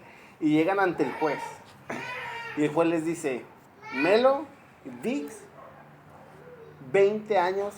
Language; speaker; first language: Spanish; native; Spanish